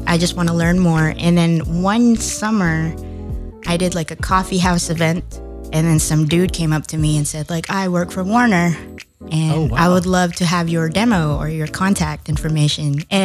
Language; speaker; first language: English; native; English